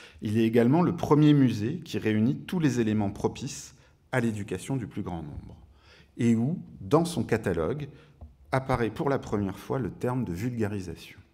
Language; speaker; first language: French; native; French